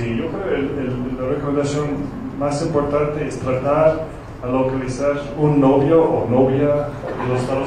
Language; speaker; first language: Spanish; non-native, fluent; English